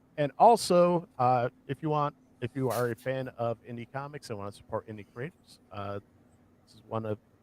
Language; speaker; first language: English; native; English